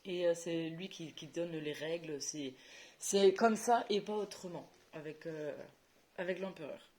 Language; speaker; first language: French; native; French